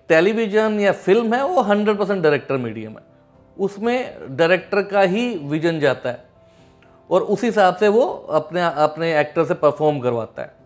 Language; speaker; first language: Hindi; native; Hindi